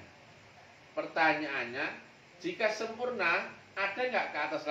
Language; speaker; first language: Indonesian; native; Indonesian